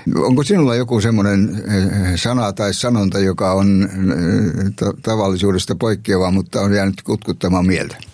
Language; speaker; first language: Finnish; native; Finnish